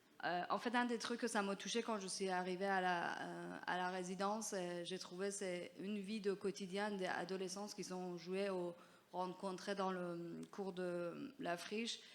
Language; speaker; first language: French; non-native, fluent; Persian